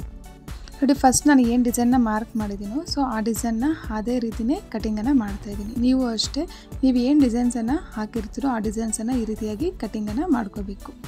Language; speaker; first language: Kannada; native; Kannada